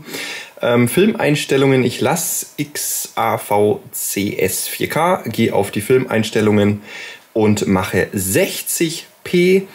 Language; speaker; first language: German; native; German